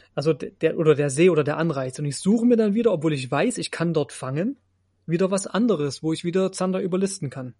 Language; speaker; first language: German; native; German